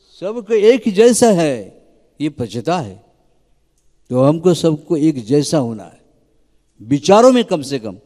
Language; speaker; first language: Hindi; native; Hindi